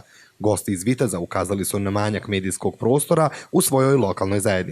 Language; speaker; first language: Bosnian; native; Bosnian